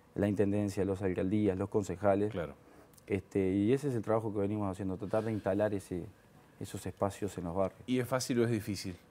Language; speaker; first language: Spanish; native; Spanish